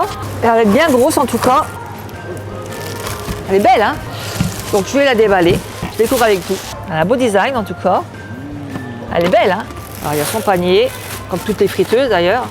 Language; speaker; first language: French; native; French